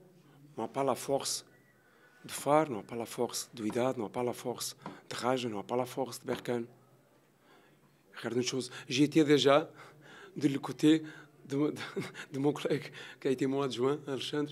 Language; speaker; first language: French; non-native, learner; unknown